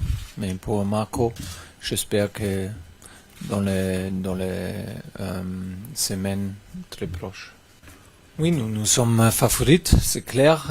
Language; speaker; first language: French; non-native, fluent; German